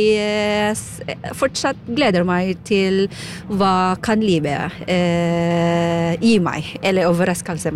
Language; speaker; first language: Norwegian; non-native, fluent; Filipino